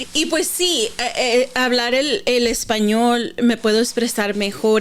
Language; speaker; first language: Spanish; early bilingual, heritage; Spanish